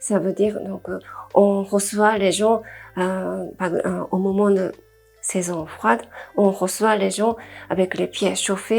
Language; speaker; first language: French; non-native, fluent; Japanese